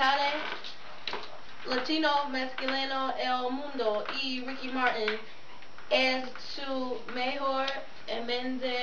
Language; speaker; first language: Spanish; non-native, learner; English